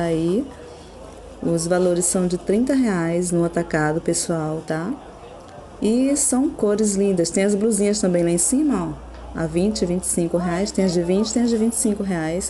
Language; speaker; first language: Portuguese; native; Portuguese